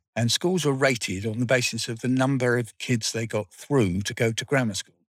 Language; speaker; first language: English; native; English